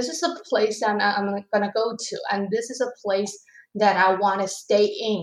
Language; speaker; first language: English; non-native, learner; Chinese